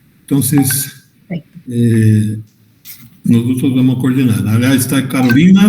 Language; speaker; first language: Spanish; non-native, fluent; Portuguese